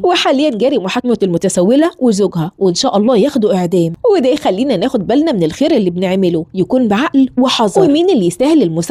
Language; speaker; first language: Arabic; native; Arabic